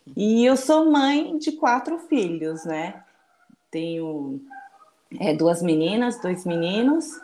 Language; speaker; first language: Portuguese; early bilingual, other home language; Japanese